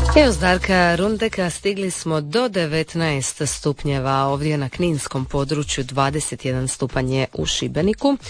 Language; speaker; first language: Serbian; native; Serbian